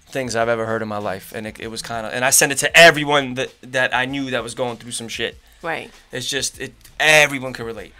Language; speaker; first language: English; native; English